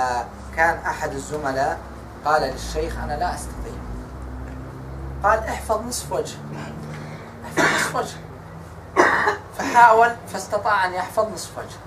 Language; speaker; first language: Arabic; native; Arabic